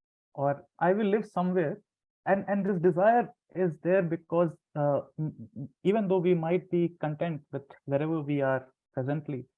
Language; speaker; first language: English; non-native, local second language; Hindi